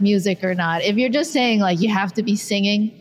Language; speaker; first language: English; native; English